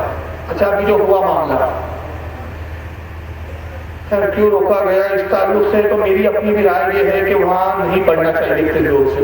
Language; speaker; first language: Urdu; native; Urdu